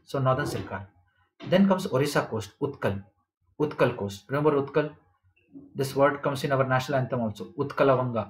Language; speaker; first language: English; non-native, local second language; Kannada